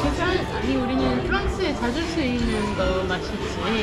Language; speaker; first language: Korean; non-native, learner; French